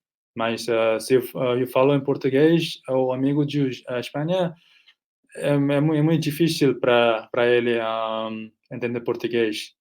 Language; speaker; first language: Portuguese; non-native, fluent; Nepali